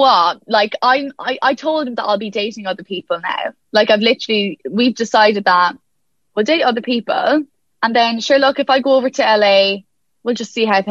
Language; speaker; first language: English; native; English